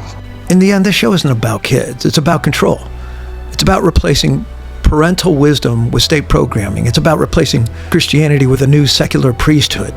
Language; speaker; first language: English; native; English